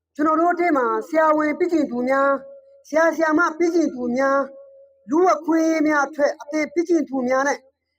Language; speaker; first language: Burmese; non-native, local second language; Rohingya